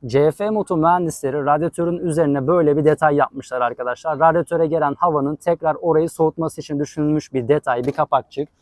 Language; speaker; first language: Turkish; native; Turkish